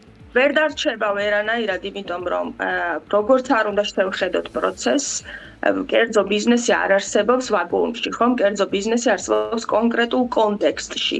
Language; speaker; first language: Georgian; native; Georgian